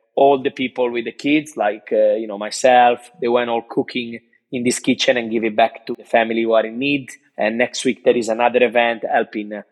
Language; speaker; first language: English; non-native, fluent; Italian